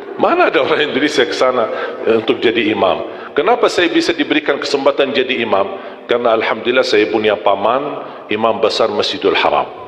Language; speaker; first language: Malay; non-native, fluent; Arabic